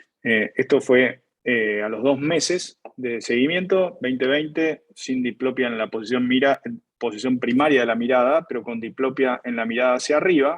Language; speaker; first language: Spanish; native; Spanish